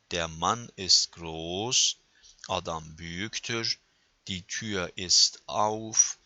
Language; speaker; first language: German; non-native, fluent; Turkish